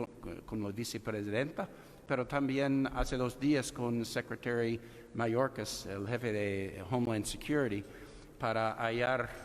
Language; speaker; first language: Spanish; non-native, fluent; English